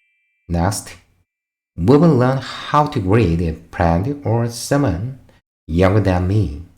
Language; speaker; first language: English; non-native, fluent; Korean